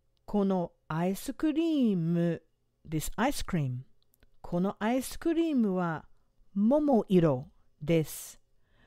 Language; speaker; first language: Japanese; non-native, fluent; English